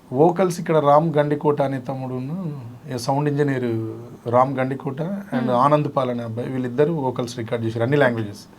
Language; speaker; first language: Telugu; native; Telugu